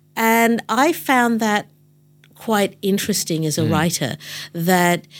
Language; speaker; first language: English; native; English